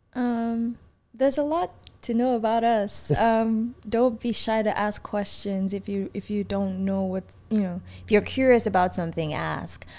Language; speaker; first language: English; native; English